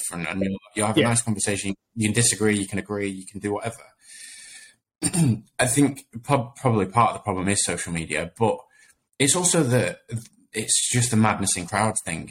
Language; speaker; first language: English; native; English